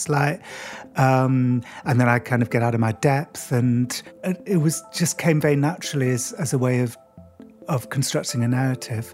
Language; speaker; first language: English; native; English